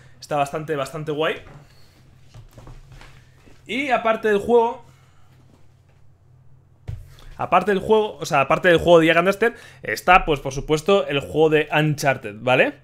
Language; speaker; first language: Spanish; native; Spanish